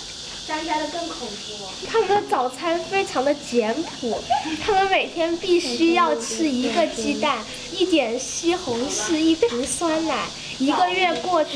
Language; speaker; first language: Chinese; early bilingual, heritage; Chinese